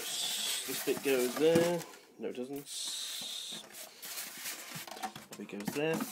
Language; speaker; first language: English; native; English